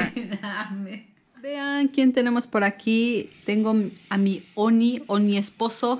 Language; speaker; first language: Spanish; native; Spanish